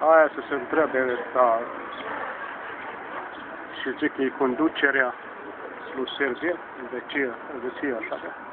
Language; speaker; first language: Romanian; early bilingual, heritage; Romanian